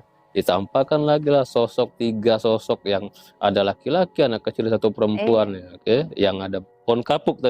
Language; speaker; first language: Indonesian; native; Indonesian